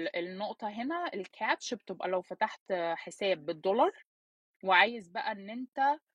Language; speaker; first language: Arabic; early bilingual, heritage; Arabic